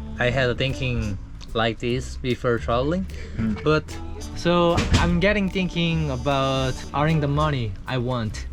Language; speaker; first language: English; non-native, learner; Korean